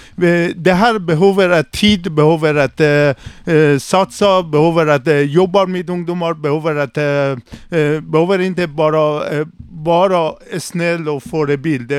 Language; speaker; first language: Swedish; non-native, learner; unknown